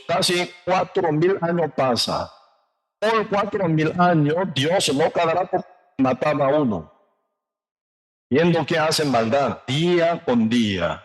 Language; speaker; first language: Spanish; non-native, learner; Korean